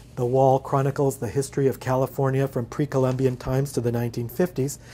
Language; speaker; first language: English; native; English